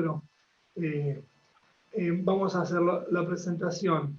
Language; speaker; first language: Spanish; native; Spanish